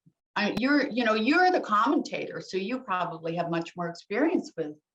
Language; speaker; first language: English; native; English